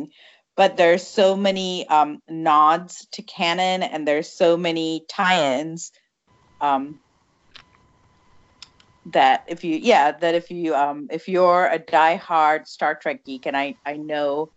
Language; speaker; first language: English; non-native, local second language; Tamil